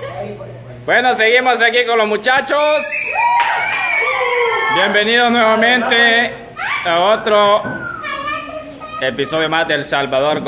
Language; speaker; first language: Spanish; native; Spanish